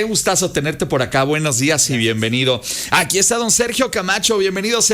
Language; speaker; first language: Spanish; native; Spanish